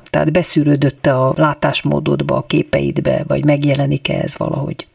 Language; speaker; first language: Hungarian; native; Hungarian